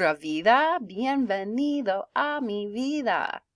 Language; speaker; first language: Spanish; non-native, fluent; English